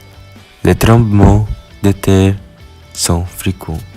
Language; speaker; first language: French; non-native, learner; Filipino